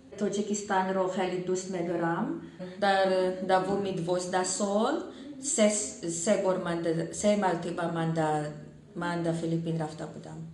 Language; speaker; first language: Tajik; non-native, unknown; Filipino